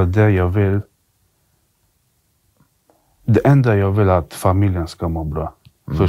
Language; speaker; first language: Swedish; early bilingual, other home language; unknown